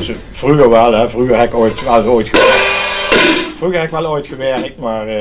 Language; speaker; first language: Dutch; native; Dutch